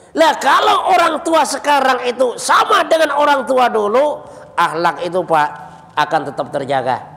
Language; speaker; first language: Indonesian; native; Indonesian